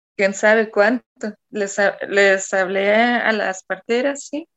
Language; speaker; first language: Spanish; non-native, fluent; German